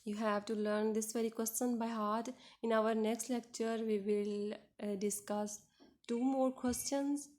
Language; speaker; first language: English; non-native, local second language; Urdu